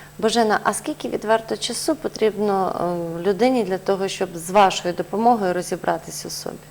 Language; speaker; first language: Ukrainian; native; Ukrainian